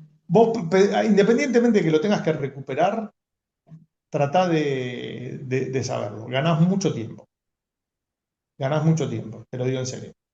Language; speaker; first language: Spanish; native; Spanish